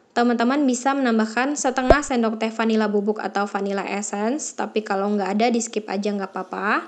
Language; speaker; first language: Indonesian; native; Indonesian